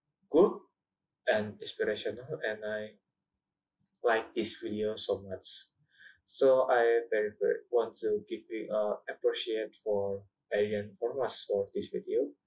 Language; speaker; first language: English; non-native, learner; Indonesian